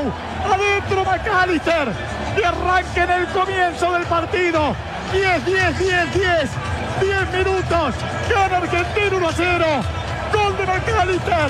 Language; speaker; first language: Spanish; native; Spanish